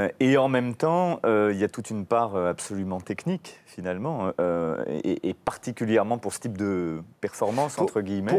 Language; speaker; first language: French; native; French